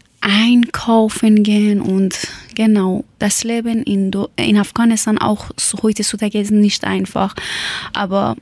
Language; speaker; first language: German; non-native, learner; Persian